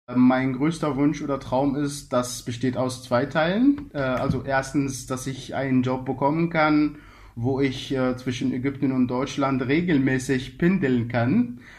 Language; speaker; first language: German; non-native, learner; Arabic